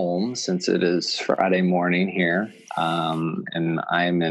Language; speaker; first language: English; native; English